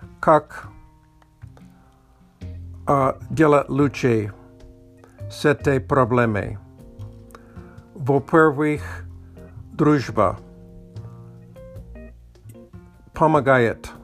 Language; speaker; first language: Russian; non-native, learner; English